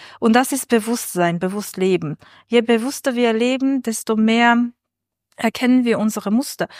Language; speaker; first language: German; non-native, fluent; Armenian